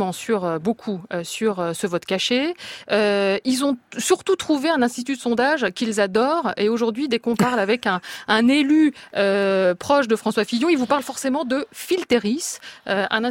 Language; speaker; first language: French; native; French